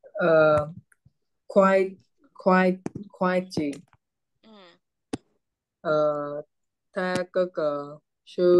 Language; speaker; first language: Chinese; non-native, learner; Vietnamese